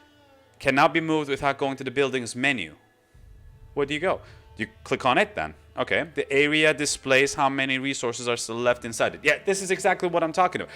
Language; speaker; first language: English; non-native, fluent; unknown